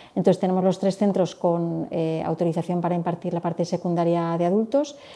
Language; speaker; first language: Spanish; native; Spanish